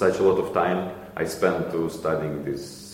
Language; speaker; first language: English; non-native, learner; Ukrainian